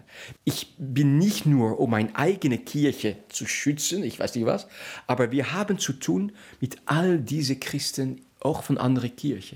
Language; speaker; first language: German; non-native, fluent; Dutch